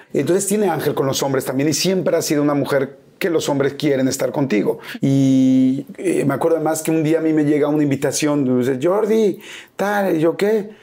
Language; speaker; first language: Spanish; native; Spanish